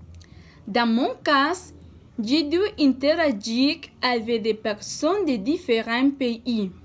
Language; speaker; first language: French; non-native, learner; Spanish